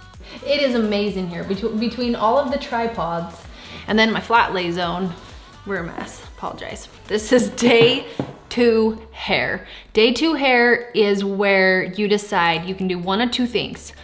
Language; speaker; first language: English; native; English